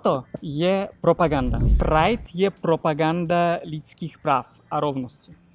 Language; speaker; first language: Czech; non-native, fluent; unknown